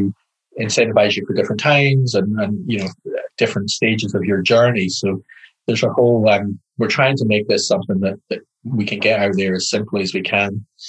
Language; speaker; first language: English; native; English